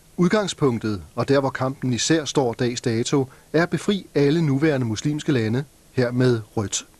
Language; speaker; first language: Danish; native; Danish